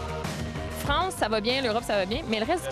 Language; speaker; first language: French; native; French